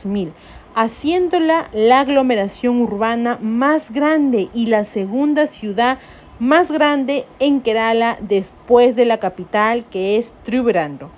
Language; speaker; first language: Spanish; native; Spanish